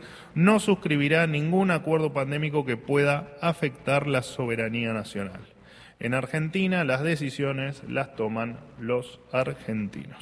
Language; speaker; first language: Spanish; native; Spanish